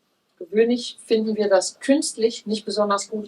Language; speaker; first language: German; native; German